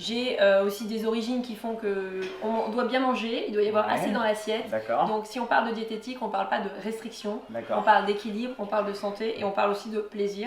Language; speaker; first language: French; native; French